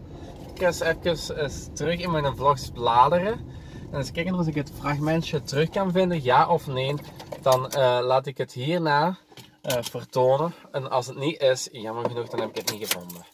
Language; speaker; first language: Dutch; native; Dutch